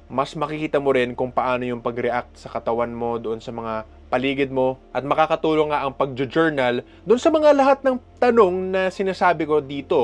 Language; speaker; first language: Filipino; non-native, local second language; Cebuano